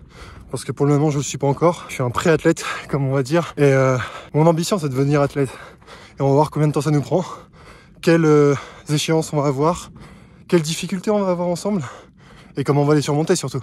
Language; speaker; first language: French; native; French